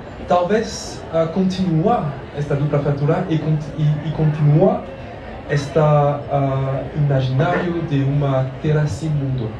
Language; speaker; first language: Portuguese; non-native, learner; French